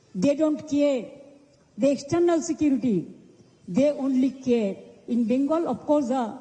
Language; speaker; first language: English; non-native, local second language; Bangla